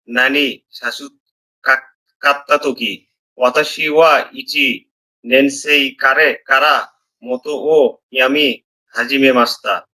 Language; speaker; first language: Japanese; non-native, learner; Bangla